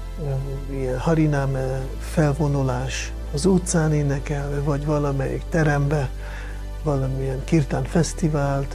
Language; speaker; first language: Hungarian; non-native, fluent; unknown